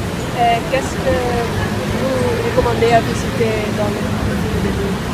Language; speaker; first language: French; non-native, learner; Dutch